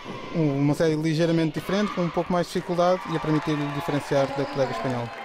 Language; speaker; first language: Portuguese; native; Portuguese